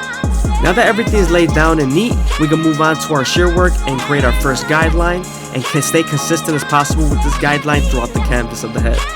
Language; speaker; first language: English; native; English